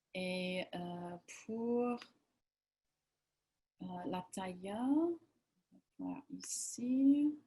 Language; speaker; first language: French; non-native, fluent; English